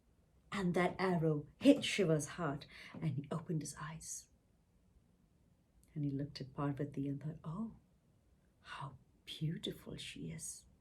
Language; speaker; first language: English; non-native, local second language; Tamil